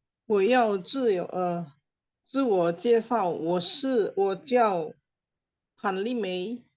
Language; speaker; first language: Chinese; non-native, learner; Indonesian